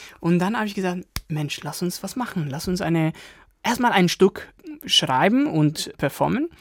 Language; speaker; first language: German; non-native, fluent; Italian